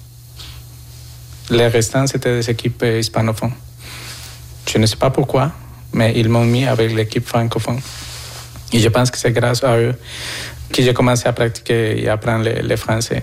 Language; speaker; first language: French; non-native, fluent; Spanish